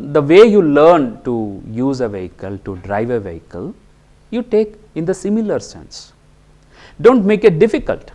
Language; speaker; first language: English; non-native, local second language; Kannada